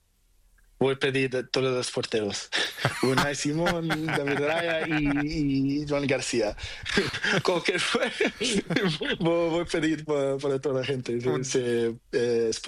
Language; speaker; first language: Spanish; non-native, learner; Portuguese